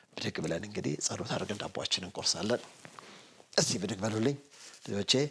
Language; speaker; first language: Amharic; non-native, local second language; Sebat Bet Gurage